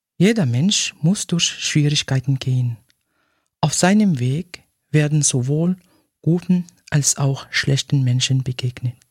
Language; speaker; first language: German; non-native, fluent; Arabic